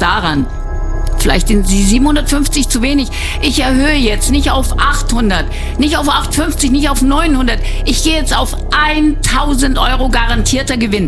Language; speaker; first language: German; native; German